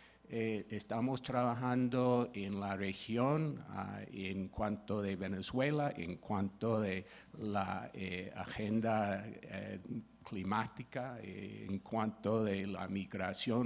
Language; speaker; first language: Spanish; non-native, fluent; English